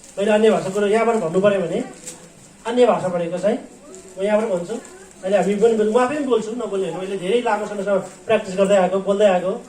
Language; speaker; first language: Nepali; non-native, local second language; Eastern Tamang